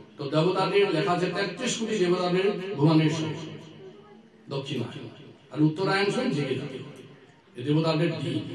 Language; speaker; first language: Bangla; non-native, learner; Assamese